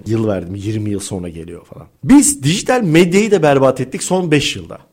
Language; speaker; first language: Turkish; native; Turkish